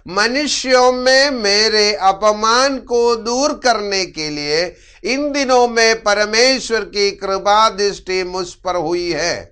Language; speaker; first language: Hindi; non-native, local second language; Malayalam